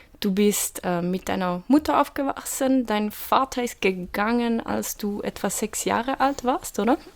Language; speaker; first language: German; native; German